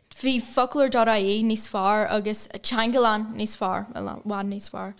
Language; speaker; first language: Irish; non-native, local second language; Portuguese